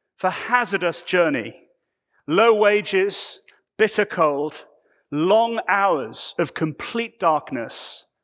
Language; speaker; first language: English; native; English